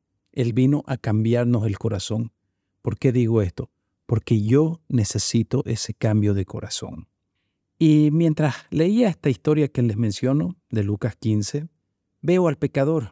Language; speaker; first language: Spanish; native; Spanish